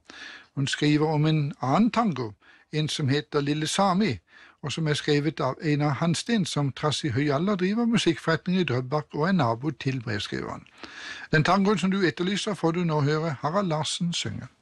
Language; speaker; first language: Norwegian; native; Norwegian